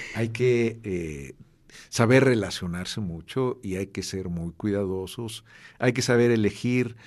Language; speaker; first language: Spanish; native; Spanish